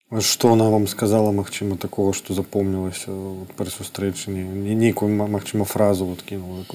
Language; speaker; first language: Belarusian; non-native, local second language; Russian